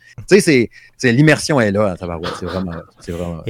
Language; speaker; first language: French; native; French